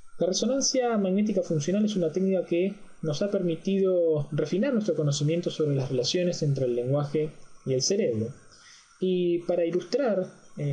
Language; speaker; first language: Spanish; native; Spanish